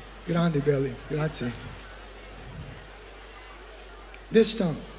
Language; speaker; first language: Italian; non-native, fluent; English